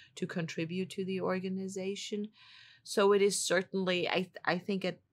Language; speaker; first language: English; non-native, fluent; German